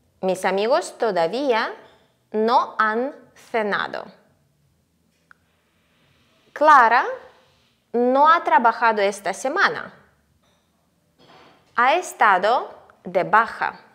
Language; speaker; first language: Spanish; non-native, fluent; Ukrainian